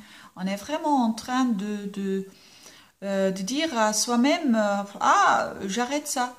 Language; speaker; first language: French; non-native, local second language; Dutch